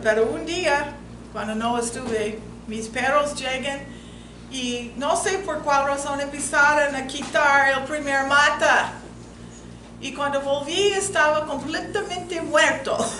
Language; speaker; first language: Spanish; non-native, fluent; English